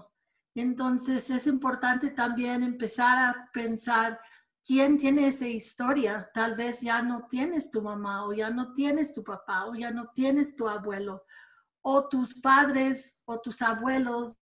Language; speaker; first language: Spanish; early bilingual, other home language; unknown